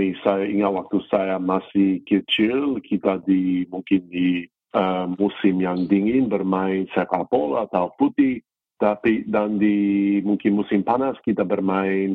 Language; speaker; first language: Indonesian; non-native, fluent; English